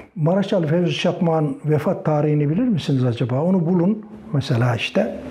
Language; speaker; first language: Turkish; native; Turkish